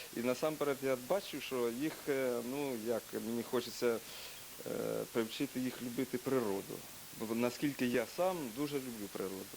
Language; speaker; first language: Ukrainian; native; Ukrainian